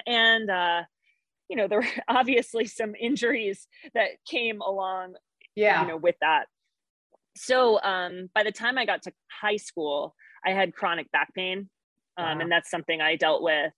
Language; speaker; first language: English; native; English